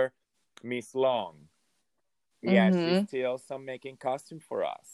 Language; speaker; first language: English; non-native, fluent; Hungarian